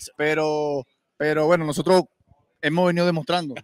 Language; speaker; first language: Spanish; native; Spanish